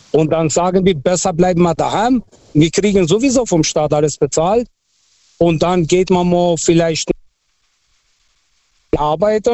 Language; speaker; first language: German; non-native, fluent; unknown